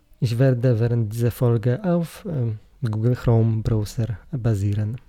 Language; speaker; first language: German; non-native, learner; Polish